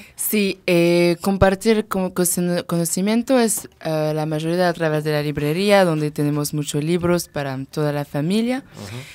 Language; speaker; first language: Spanish; non-native, fluent; French